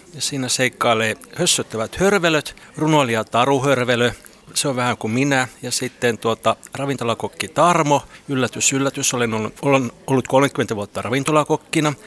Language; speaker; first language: Finnish; native; Finnish